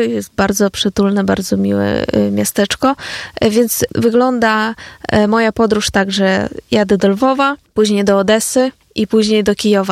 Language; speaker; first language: Polish; non-native, fluent; Ukrainian